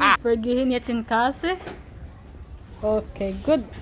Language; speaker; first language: German; non-native, learner; Filipino